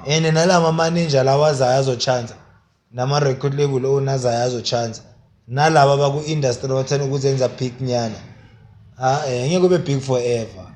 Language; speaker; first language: Zulu; native; Zulu